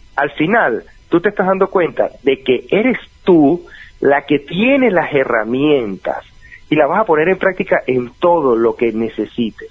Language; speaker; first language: Spanish; native; Spanish